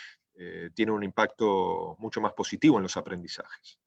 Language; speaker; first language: Spanish; native; Spanish